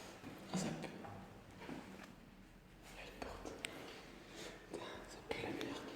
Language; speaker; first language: French; native; French